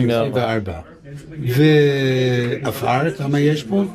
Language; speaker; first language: Hebrew; non-native, fluent; English